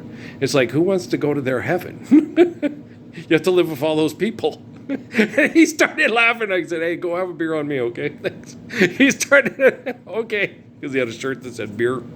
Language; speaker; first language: English; native; English